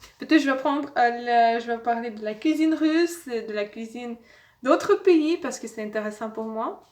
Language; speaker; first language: French; non-native, learner; Russian